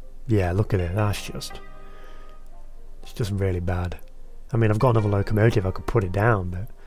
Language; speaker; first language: English; native; English